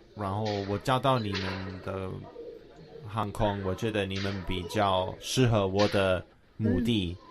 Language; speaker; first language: Chinese; non-native, fluent; English